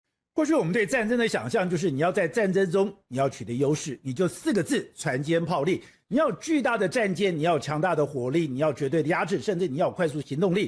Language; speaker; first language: Chinese; native; Chinese